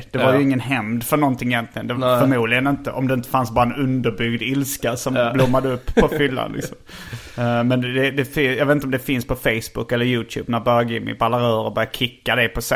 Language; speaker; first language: Swedish; native; Swedish